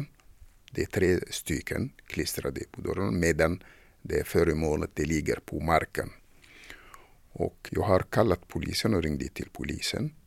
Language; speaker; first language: Swedish; non-native, fluent; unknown